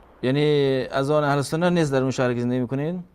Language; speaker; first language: Persian; native; Persian